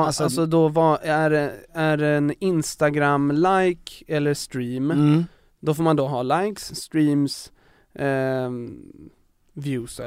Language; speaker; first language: Swedish; native; Swedish